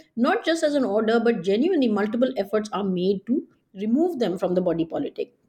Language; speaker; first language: English; non-native, local second language; Hindi